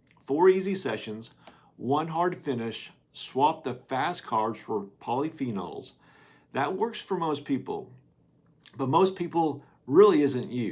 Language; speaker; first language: English; native; English